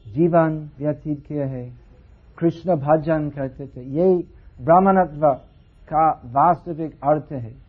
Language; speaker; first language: Hindi; non-native, fluent; English